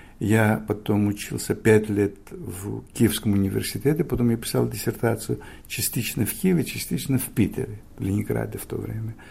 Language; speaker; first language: Russian; non-native, fluent; Greek